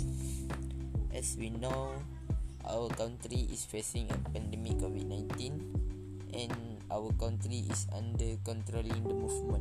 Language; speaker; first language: English; non-native, local second language; Malay